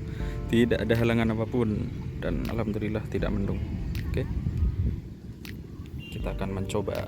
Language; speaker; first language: Indonesian; native; Indonesian